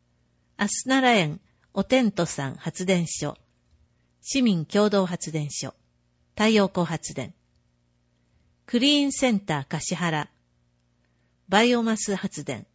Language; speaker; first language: Japanese; native; Japanese